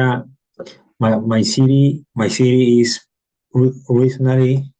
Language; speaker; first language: English; non-native, learner; Spanish